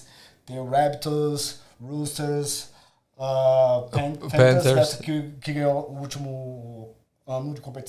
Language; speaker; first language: Portuguese; native; Portuguese